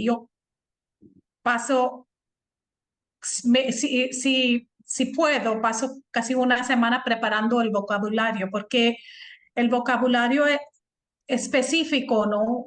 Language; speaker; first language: Spanish; non-native, fluent; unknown